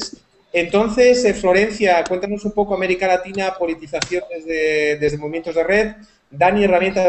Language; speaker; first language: Spanish; native; Spanish